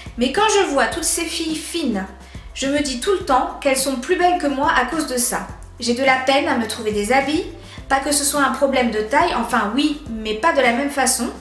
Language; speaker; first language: French; native; French